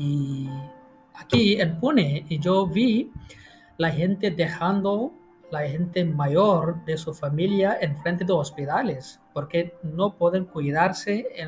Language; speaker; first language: Spanish; non-native, fluent; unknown